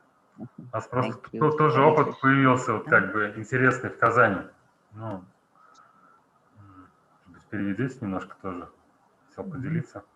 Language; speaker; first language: Russian; native; Russian